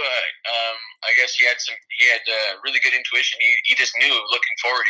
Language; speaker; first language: English; native; English